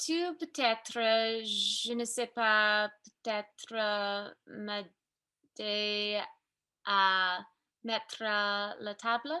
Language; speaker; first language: French; non-native, learner; English